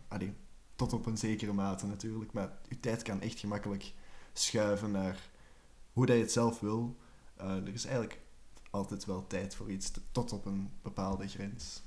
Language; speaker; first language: Dutch; native; Dutch